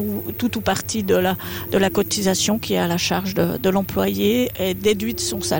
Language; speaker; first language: French; native; French